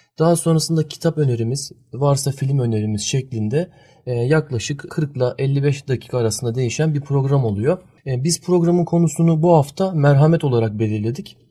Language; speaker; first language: Turkish; early bilingual, heritage; Turkish